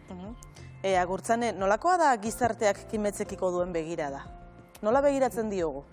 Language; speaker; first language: Basque; native; Basque